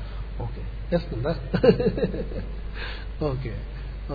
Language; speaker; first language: Russian; non-native, learner; Tibetan